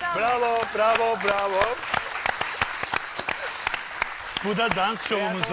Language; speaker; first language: Turkish; native; Turkish